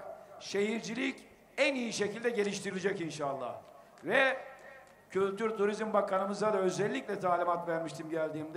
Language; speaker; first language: Turkish; native; Turkish